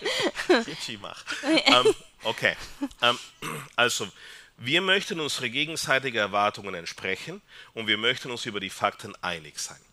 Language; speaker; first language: German; non-native, fluent; Spanish